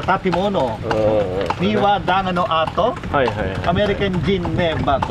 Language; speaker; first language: Japanese; non-native, learner; Filipino